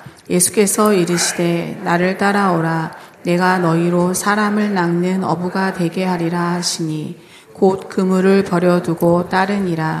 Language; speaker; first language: Korean; native; Korean